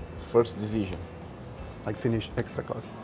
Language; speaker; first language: English; non-native, fluent; Finnish